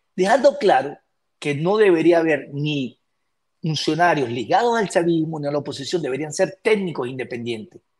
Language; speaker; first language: Spanish; native; Spanish